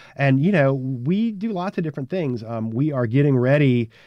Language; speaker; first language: English; native; English